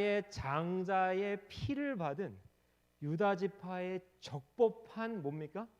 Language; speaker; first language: Korean; native; Korean